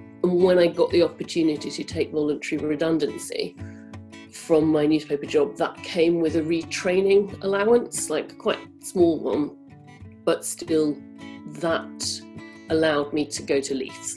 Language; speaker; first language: English; native; English